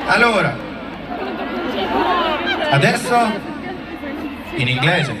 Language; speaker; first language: Italian; non-native, learner; English